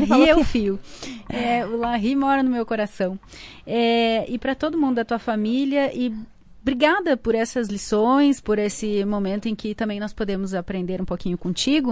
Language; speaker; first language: Portuguese; native; Portuguese